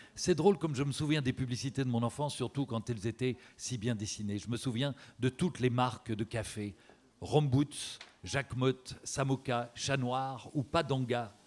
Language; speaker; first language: French; native; French